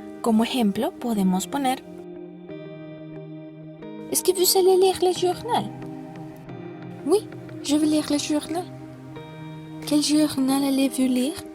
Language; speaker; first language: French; non-native, fluent; Spanish